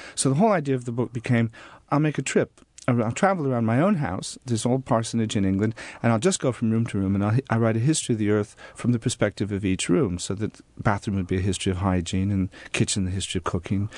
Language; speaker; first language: English; native; English